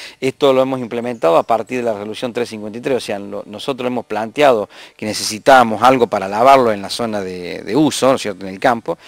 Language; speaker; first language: Spanish; native; Spanish